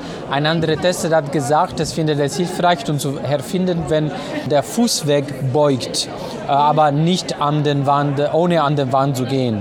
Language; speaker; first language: German; non-native, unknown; Italian